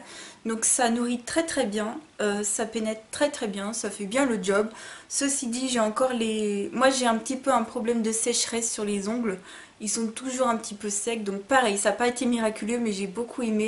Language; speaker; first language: French; native; French